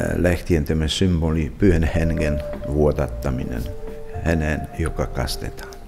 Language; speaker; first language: Finnish; non-native, fluent; Polish